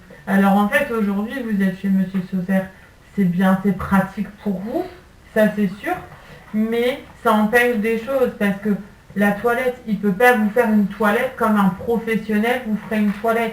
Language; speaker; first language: French; native; French